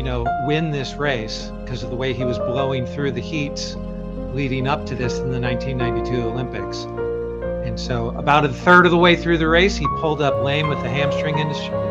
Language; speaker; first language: English; native; English